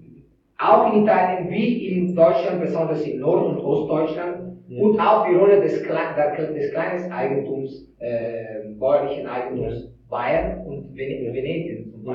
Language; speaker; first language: German; non-native, fluent; Italian